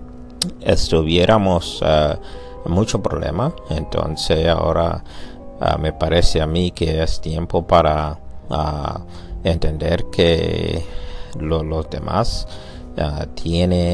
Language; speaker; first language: Spanish; non-native, learner; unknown